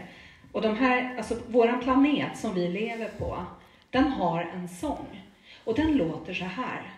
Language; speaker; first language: Swedish; native; Swedish